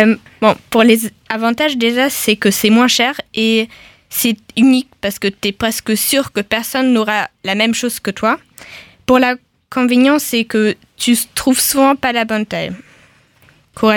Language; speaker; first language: French; non-native, fluent; German